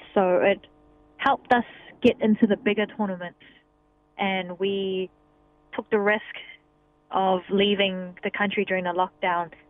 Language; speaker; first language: English; non-native, local second language; Cantonese